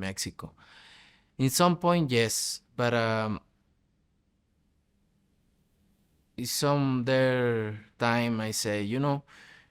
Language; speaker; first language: English; non-native, fluent; Spanish